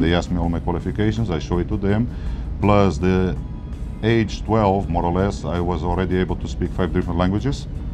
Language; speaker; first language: English; non-native, fluent; Portuguese